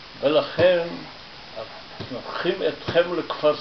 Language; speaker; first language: Hebrew; non-native, fluent; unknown